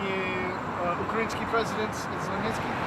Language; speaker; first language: Russian; non-native, learner; English